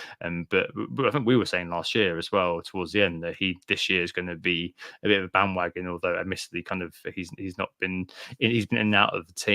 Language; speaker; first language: English; native; English